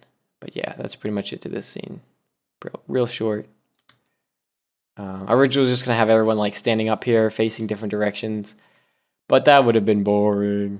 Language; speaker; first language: English; native; English